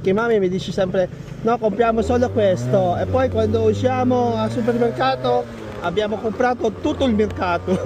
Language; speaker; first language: Italian; non-native, learner; Filipino